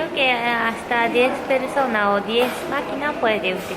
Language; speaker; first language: Spanish; non-native, learner; Japanese